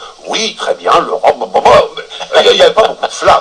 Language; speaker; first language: French; native; French